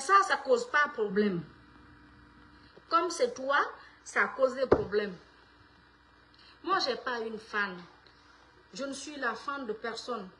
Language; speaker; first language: French; non-native, local second language; Fula